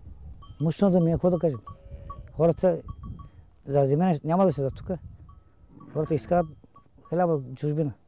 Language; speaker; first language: Bulgarian; non-native, local second language; Turkish